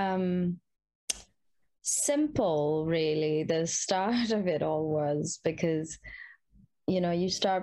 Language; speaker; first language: English; non-native, local second language; Hindi